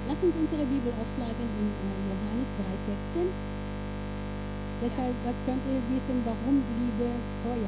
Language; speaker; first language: German; non-native, fluent; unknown